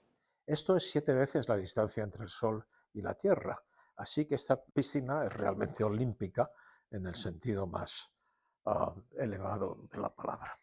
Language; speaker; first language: Spanish; native; Spanish